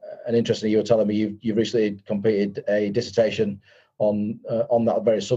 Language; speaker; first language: English; native; English